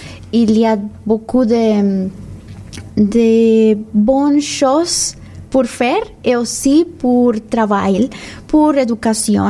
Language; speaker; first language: French; non-native, learner; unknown